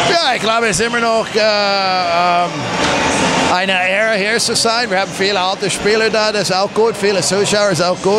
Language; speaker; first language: German; non-native, fluent; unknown